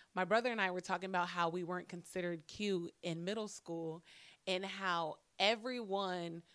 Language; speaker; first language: English; native; English